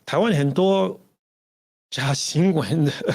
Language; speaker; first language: Chinese; non-native, learner; English